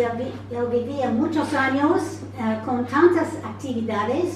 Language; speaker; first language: Spanish; non-native, fluent; English